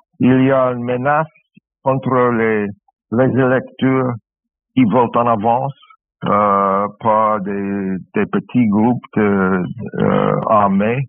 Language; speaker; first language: French; non-native, learner; English